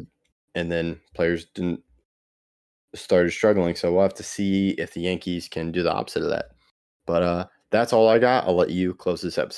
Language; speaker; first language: English; native; English